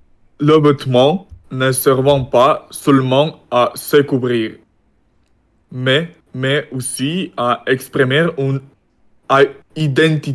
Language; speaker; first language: French; non-native, learner; Russian